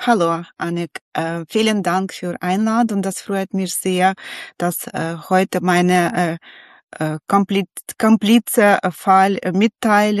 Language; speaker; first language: German; non-native, learner; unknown